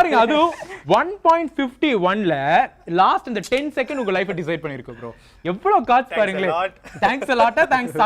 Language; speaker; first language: Tamil; native; Tamil